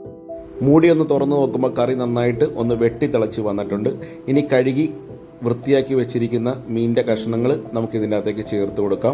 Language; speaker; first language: Malayalam; native; Malayalam